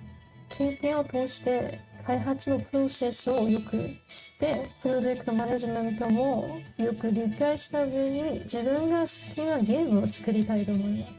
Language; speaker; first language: Japanese; non-native, fluent; Chinese